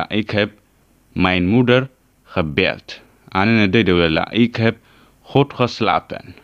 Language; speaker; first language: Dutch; non-native, learner; Tigrinya